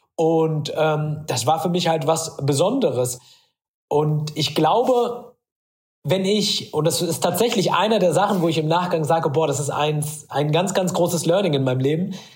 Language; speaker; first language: German; early bilingual, other home language; Arabic